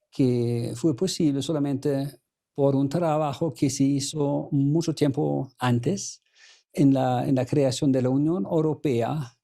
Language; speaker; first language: Spanish; non-native, fluent; German